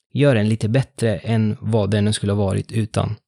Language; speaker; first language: Swedish; non-native, fluent; Italian